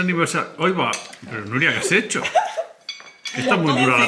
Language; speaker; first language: Spanish; native; Spanish